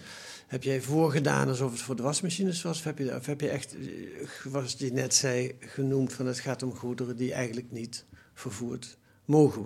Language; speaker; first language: Dutch; native; Dutch